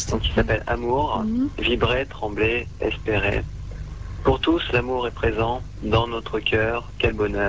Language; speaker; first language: French; native; French